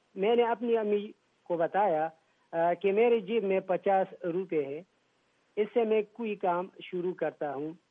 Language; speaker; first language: Urdu; non-native, local second language; Pashto